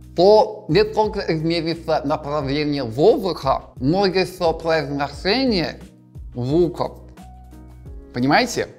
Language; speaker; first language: Russian; non-native, fluent; English